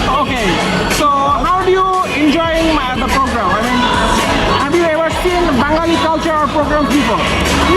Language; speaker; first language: English; non-native, learner; Bangla